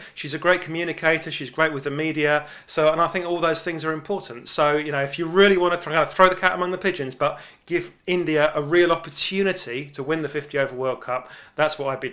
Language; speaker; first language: English; native; English